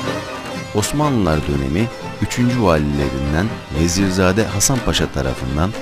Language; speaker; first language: Turkish; native; Turkish